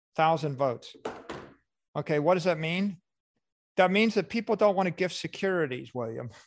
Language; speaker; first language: English; native; English